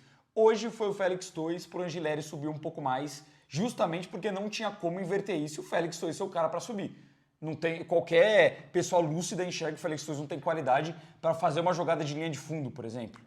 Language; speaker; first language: Portuguese; native; Portuguese